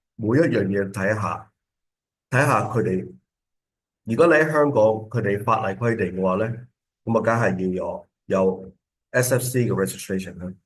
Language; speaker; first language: Cantonese; early bilingual, heritage; Cantonese